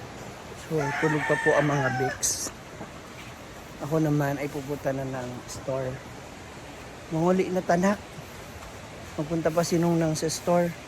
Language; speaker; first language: Filipino; non-native, local second language; Cebuano